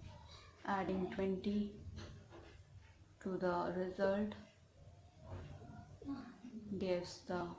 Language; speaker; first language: English; non-native, local second language; Hindi